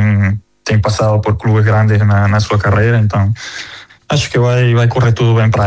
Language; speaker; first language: Portuguese; non-native, fluent; Spanish